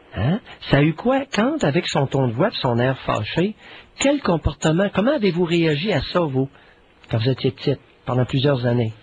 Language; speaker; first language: French; native; French